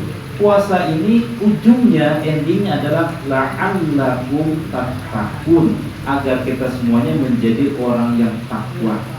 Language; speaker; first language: Indonesian; native; Indonesian